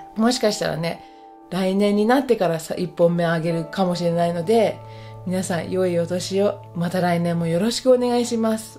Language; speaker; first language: Japanese; non-native, fluent; English